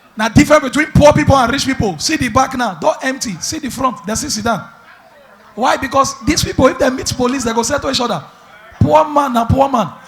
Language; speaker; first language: Nigerian Pidgin; native; Nigerian Pidgin